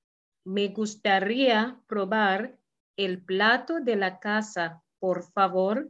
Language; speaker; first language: Spanish; non-native, fluent; English